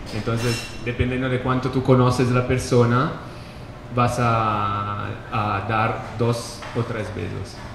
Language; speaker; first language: Spanish; non-native, fluent; Italian